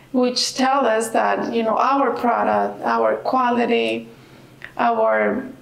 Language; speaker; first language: English; non-native, fluent; Spanish